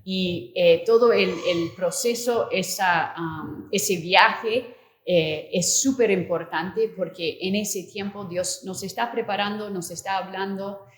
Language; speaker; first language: Spanish; non-native, fluent; English